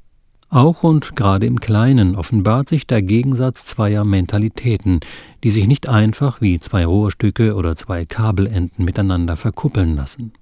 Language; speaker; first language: German; native; German